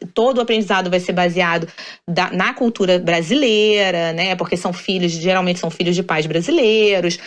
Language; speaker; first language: Portuguese; native; Portuguese